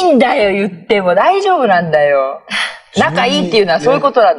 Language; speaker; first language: Japanese; native; Japanese